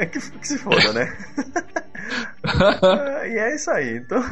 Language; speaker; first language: Portuguese; native; Portuguese